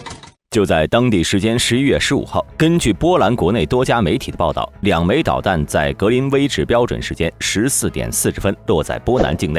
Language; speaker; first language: Chinese; native; Chinese